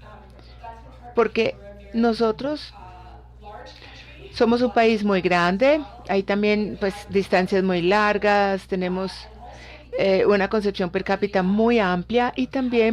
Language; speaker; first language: Spanish; non-native, fluent; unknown